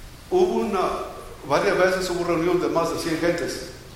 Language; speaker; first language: Spanish; native; Spanish